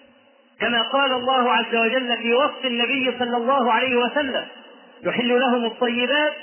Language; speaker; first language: Arabic; native; Arabic